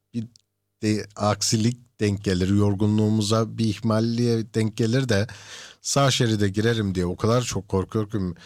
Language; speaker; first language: Turkish; early bilingual, heritage; Turkish